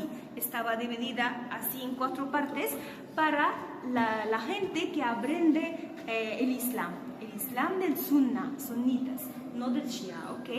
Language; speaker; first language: Spanish; non-native, fluent; Arabic